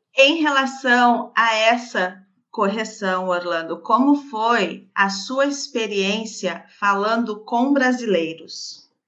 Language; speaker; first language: Portuguese; native; Portuguese